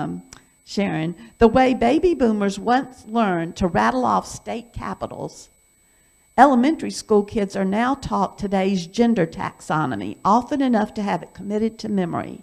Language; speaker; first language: English; native; English